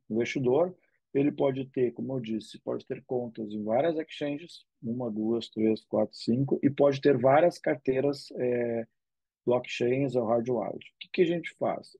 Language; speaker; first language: Portuguese; native; Portuguese